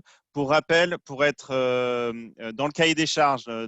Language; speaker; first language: French; native; French